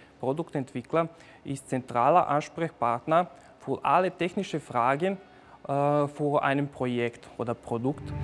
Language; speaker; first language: German; non-native, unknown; Serbian